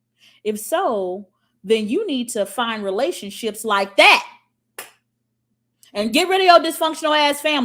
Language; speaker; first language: English; native; English